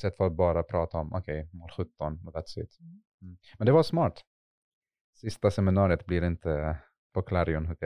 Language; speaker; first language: Swedish; non-native, fluent; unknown